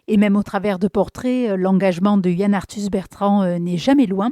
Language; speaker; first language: French; native; French